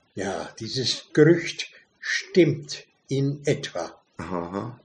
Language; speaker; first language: German; native; German